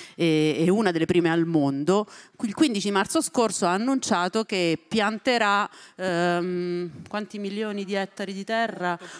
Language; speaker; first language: Italian; native; Italian